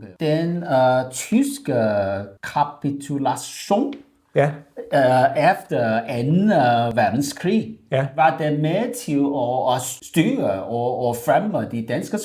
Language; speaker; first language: Danish; non-native, learner; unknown